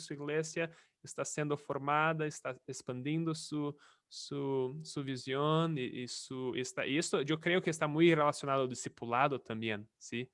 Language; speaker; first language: Spanish; non-native, fluent; Portuguese